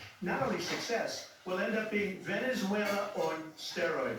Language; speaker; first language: English; native; English